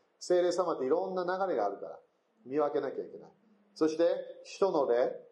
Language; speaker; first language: Japanese; non-native, fluent; English